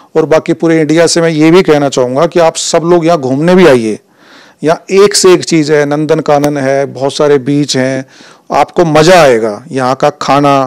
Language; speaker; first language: Hindi; native; Hindi